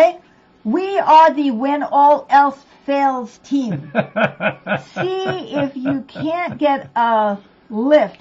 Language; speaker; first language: English; native; English